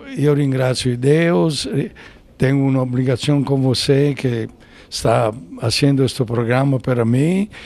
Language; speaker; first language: Portuguese; non-native, learner; Italian